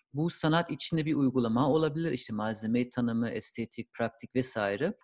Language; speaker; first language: Turkish; non-native, fluent; German